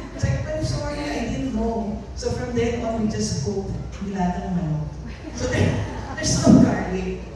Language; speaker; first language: English; non-native, local second language; Filipino